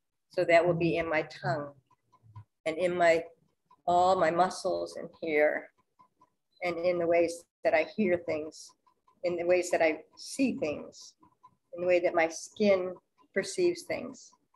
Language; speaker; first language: English; native; English